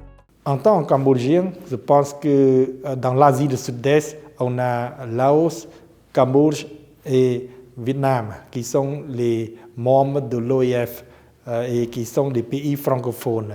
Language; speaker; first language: French; non-native, fluent; Khmer